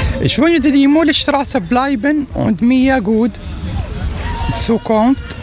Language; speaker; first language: German; non-native, learner; Arabic